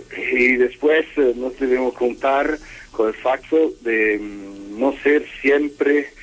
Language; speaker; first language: Spanish; non-native, learner; Portuguese